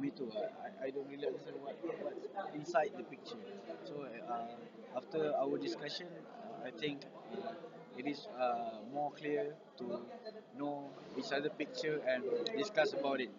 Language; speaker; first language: English; non-native, learner; Malay